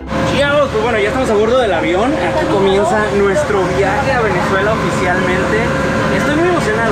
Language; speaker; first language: Spanish; native; Spanish